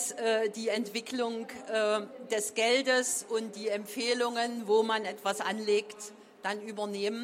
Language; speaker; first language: German; native; German